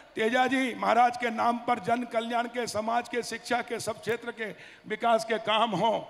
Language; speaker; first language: Hindi; native; Hindi